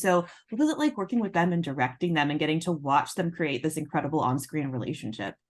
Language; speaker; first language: English; native; English